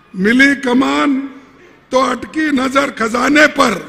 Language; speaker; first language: Hindi; non-native, local second language; Kannada